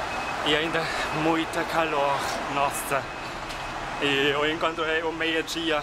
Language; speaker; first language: Portuguese; non-native, fluent; German